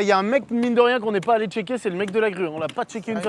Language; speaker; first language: French; native; French